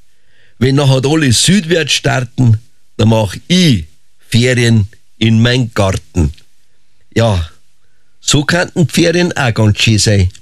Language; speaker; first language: German; native; German